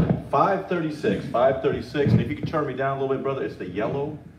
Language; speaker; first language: English; native; English